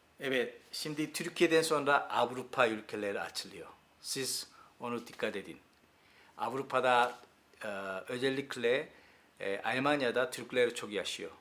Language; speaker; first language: Turkish; non-native, learner; Korean